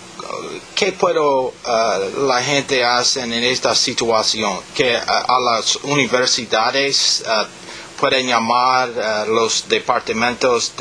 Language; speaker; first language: Spanish; non-native, learner; English